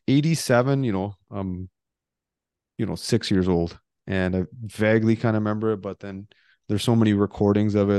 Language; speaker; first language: English; early bilingual, other home language; Punjabi